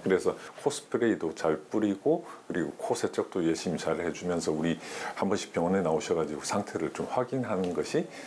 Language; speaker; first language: Korean; native; Korean